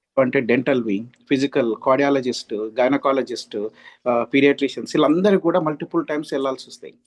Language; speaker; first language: Telugu; native; Telugu